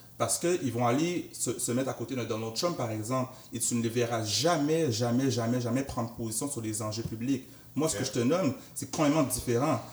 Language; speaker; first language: French; native; French